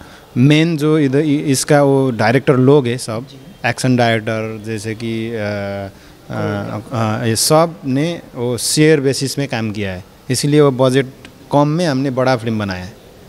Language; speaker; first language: Hindi; non-native, learner; Nepali